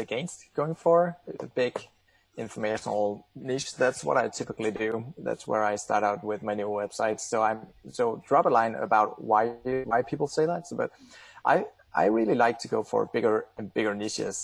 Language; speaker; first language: English; non-native, fluent; Danish